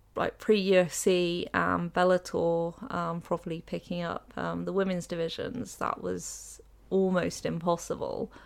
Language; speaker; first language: English; native; English